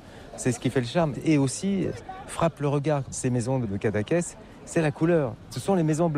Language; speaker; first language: French; native; French